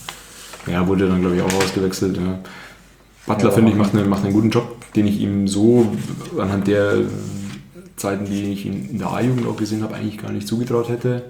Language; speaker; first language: German; native; German